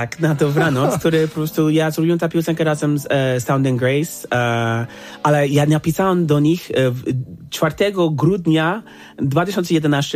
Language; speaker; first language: Polish; non-native, fluent; English